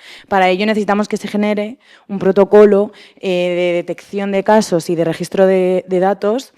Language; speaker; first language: Spanish; native; Spanish